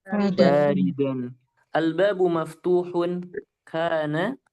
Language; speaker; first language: Arabic; non-native, fluent; Indonesian